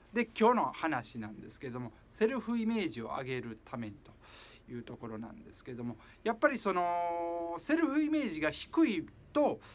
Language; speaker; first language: Japanese; native; Japanese